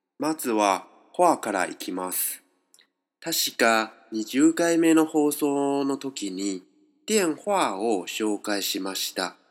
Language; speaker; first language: Japanese; non-native, fluent; Chinese